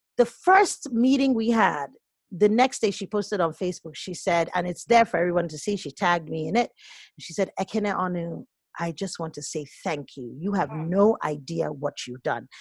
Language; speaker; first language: English; native; English